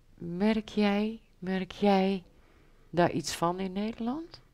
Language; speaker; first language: Dutch; native; Dutch